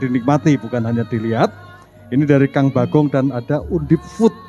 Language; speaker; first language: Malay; non-native, local second language; Javanese